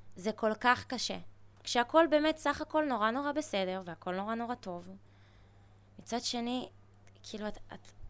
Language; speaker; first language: Hebrew; early bilingual, other home language; Russian